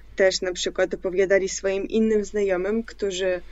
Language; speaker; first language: Polish; early bilingual, other home language; Russian